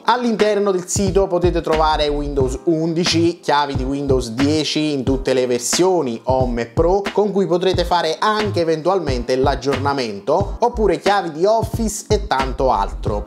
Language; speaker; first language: Italian; native; Italian